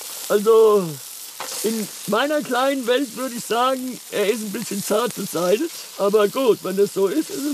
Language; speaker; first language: German; native; German